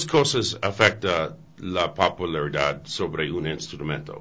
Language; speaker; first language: Spanish; non-native, learner; English